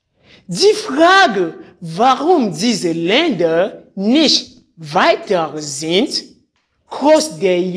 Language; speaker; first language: German; non-native, fluent; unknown